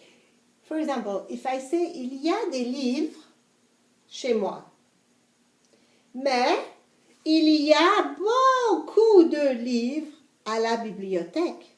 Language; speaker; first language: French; non-native, fluent; English